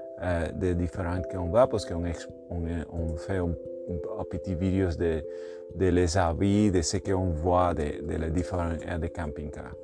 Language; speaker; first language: French; non-native, learner; Spanish